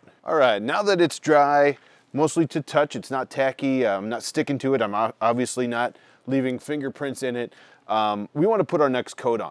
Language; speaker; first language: English; native; English